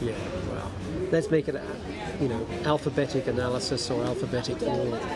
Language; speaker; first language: English; native; English